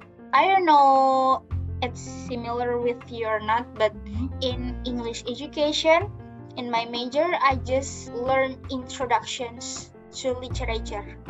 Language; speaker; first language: English; non-native, learner; Indonesian